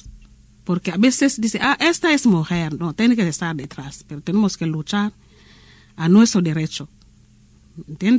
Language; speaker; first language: Spanish; non-native, learner; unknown